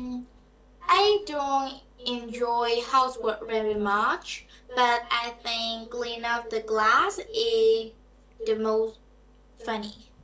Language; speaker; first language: English; non-native, learner; Vietnamese